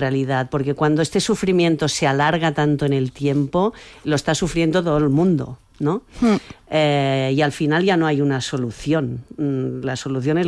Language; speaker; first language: Spanish; native; Spanish